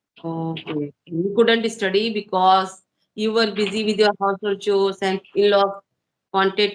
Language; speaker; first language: English; non-native, fluent; Hindi